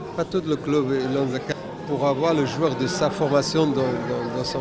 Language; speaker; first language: French; non-native, fluent; Portuguese